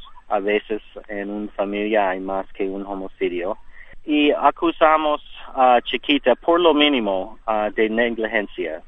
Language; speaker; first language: Spanish; non-native, learner; English